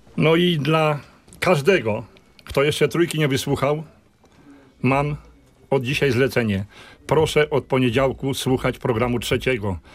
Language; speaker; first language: Polish; native; Polish